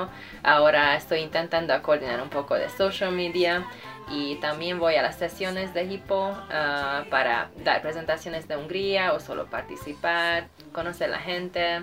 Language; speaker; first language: Spanish; non-native, fluent; Hungarian